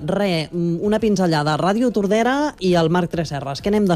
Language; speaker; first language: Catalan; native; Catalan